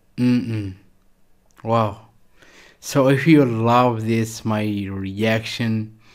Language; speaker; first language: English; non-native, learner; Arabic